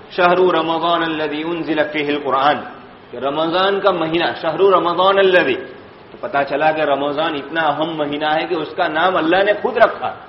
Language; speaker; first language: Urdu; native; Urdu